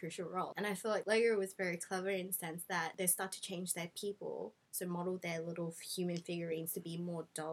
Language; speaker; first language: English; non-native, local second language; Cantonese